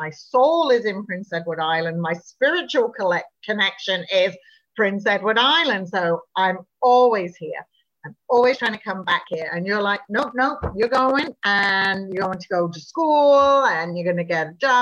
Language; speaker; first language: English; native; English